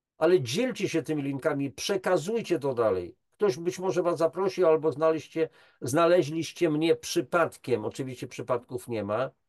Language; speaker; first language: Polish; native; Polish